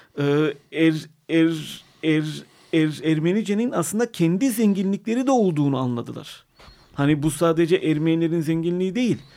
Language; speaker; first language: Turkish; non-native, local second language; Armenian